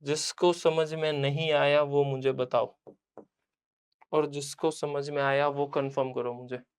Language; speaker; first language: Hindi; non-native, local second language; Gujarati